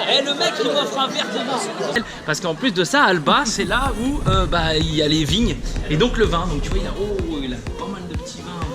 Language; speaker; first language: French; native; French